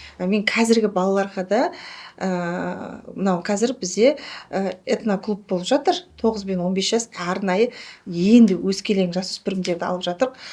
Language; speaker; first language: Kazakh; native; Kazakh